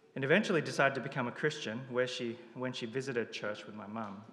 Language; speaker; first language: English; early bilingual, other home language; Japanese